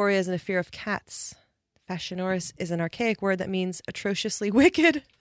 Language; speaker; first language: English; early bilingual, other home language; Polish